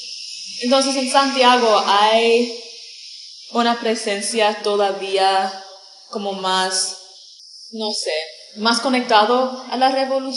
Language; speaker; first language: Spanish; non-native, learner; English